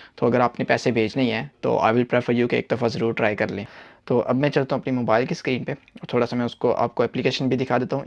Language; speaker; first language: Hindi; non-native, local second language; Punjabi